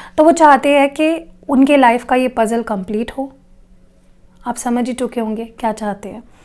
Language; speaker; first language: Hindi; non-native, local second language; Marathi